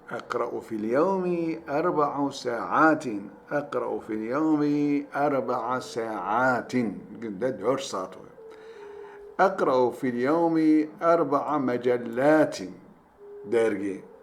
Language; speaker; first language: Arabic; non-native, fluent; Turkish